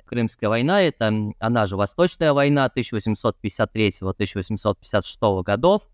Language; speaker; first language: Russian; native; Russian